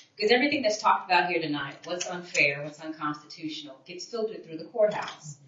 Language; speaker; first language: English; native; English